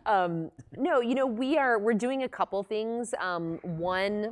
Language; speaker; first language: English; native; English